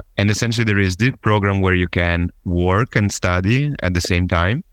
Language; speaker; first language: English; non-native, fluent; Italian